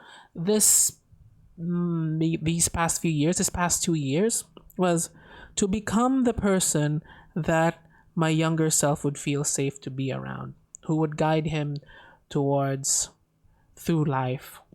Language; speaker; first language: English; non-native, local second language; Filipino